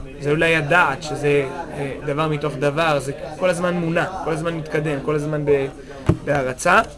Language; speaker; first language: Hebrew; native; Hebrew